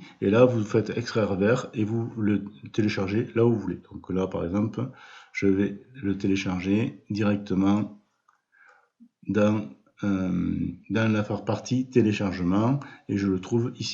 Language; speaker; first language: French; native; French